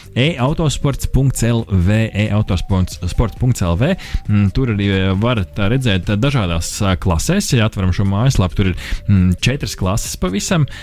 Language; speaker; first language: Latvian; native; Latvian